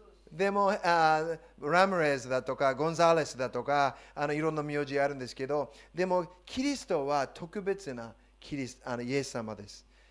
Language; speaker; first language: Japanese; non-native, fluent; English